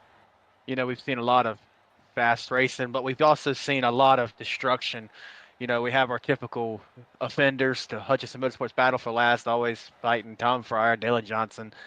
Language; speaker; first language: English; native; English